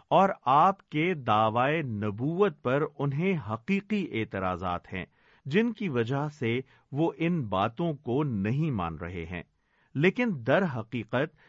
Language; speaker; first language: Urdu; native; Urdu